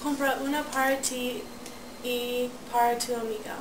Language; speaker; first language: Spanish; non-native, learner; English